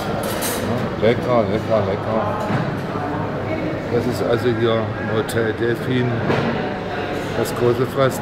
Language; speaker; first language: German; native; German